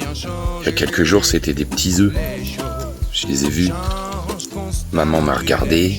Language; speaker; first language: French; native; French